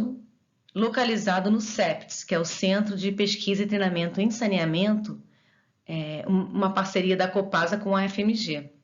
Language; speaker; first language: Portuguese; native; Portuguese